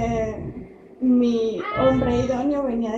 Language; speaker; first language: Spanish; native; Spanish